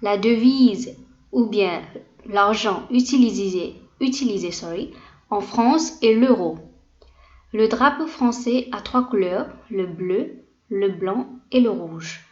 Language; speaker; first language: French; non-native, fluent; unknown